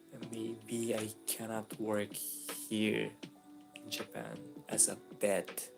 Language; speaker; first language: English; non-native, local second language; Filipino